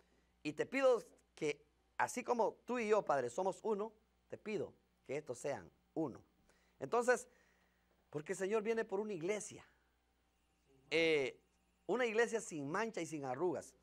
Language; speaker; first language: Spanish; native; Spanish